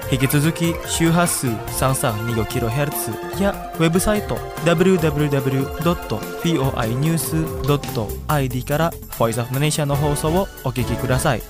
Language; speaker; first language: Japanese; non-native, fluent; Indonesian